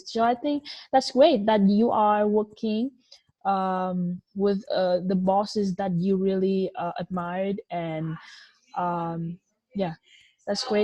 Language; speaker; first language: English; non-native, fluent; Vietnamese